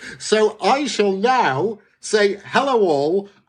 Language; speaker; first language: English; native; English